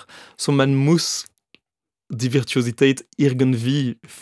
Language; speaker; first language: German; non-native, fluent; French